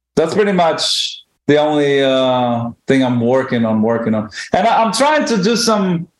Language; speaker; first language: English; non-native, fluent; Hebrew